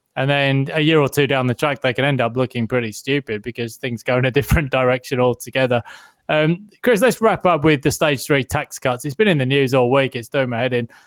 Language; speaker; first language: English; native; English